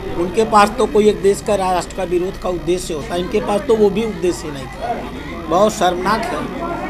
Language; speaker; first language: Hindi; native; Hindi